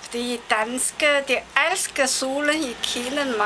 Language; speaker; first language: Danish; non-native, learner; Chinese